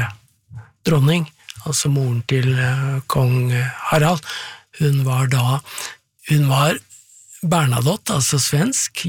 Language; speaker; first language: Norwegian; native; Norwegian